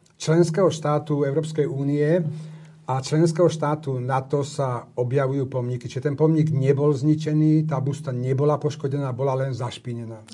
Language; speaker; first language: Slovak; native; Slovak